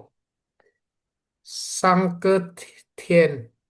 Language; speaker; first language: Chinese; non-native, learner; Indonesian